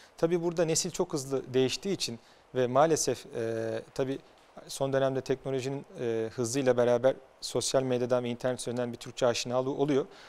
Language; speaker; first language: Turkish; native; Turkish